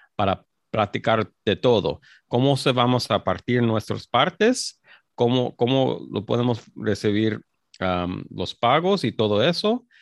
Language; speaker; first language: Spanish; early bilingual, heritage; Spanish